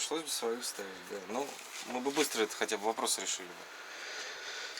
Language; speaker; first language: Russian; native; Russian